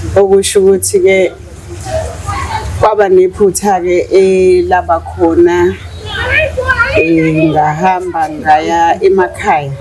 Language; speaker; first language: Zulu; native; Zulu